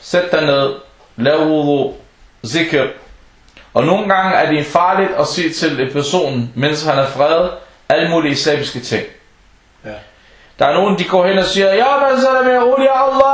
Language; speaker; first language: Danish; non-native, fluent; Arabic